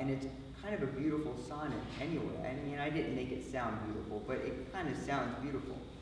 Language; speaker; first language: English; native; English